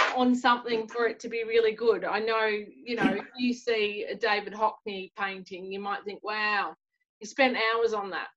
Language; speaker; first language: English; native; English